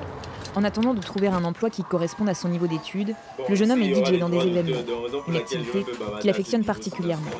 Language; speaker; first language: French; native; French